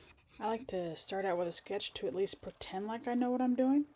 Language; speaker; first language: English; native; English